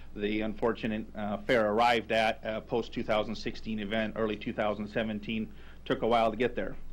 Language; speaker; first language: English; native; English